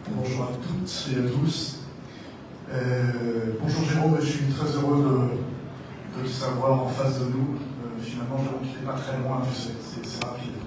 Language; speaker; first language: French; native; French